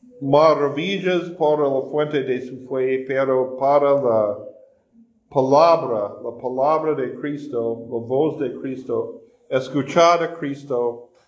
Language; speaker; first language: Spanish; non-native, fluent; English